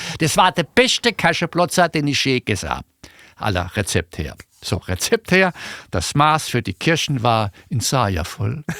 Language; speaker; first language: German; native; German